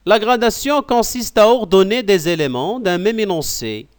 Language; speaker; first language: French; non-native, local second language; Arabic